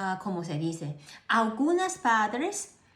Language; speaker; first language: Spanish; non-native, learner; Cantonese